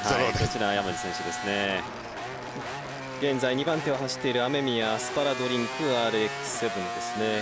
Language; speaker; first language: Japanese; native; Japanese